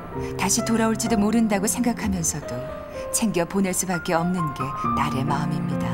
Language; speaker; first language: Korean; native; Korean